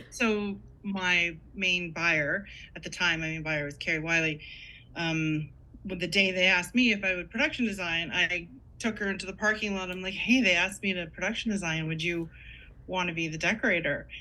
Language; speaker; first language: English; native; English